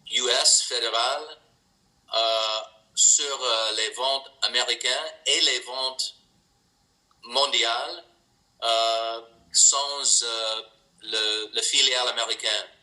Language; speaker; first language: French; non-native, learner; English